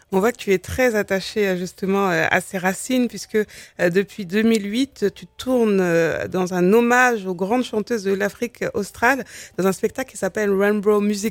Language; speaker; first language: French; native; French